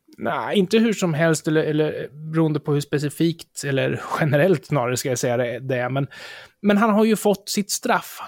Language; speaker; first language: Swedish; native; Swedish